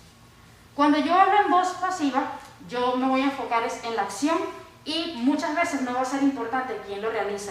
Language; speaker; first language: Spanish; native; Spanish